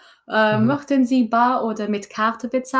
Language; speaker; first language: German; non-native, learner; English